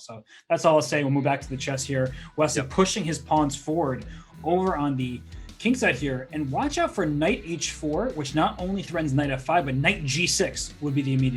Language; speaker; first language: English; native; English